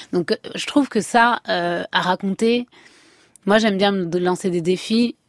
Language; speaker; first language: French; native; French